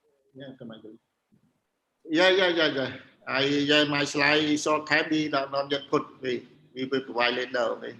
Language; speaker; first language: English; non-native, learner; Khmer